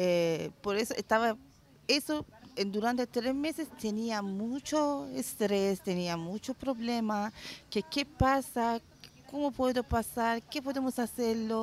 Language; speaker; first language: Spanish; non-native, learner; Persian